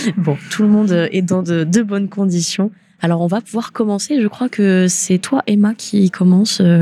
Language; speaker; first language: French; native; French